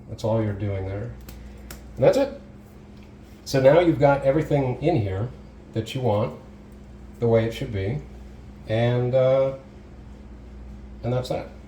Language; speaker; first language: English; native; English